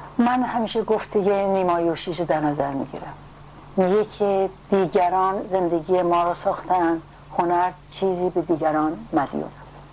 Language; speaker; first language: Persian; native; Persian